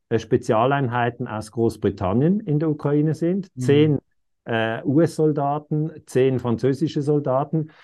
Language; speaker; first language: German; non-native, local second language; Italian